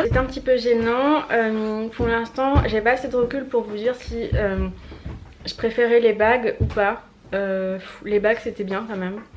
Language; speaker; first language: French; native; French